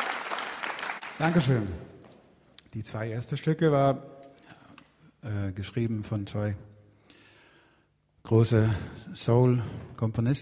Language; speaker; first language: German; non-native, fluent; Swedish